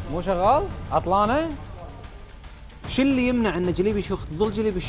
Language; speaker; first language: Arabic; native; Arabic